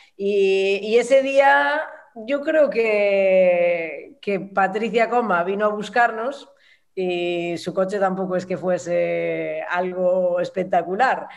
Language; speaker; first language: Spanish; native; Spanish